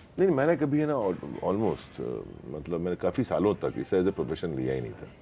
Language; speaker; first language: Hindi; non-native, local second language; Marathi